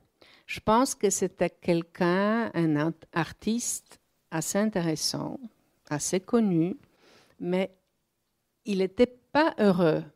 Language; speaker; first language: French; non-native, fluent; Polish